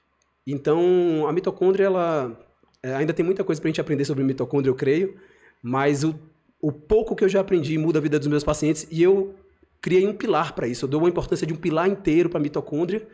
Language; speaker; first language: Portuguese; native; Portuguese